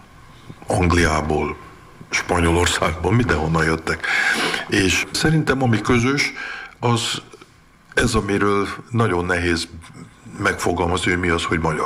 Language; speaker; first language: Hungarian; early bilingual, heritage; Hungarian